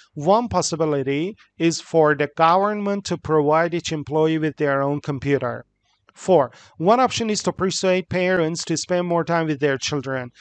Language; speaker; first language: English; non-native, fluent; Persian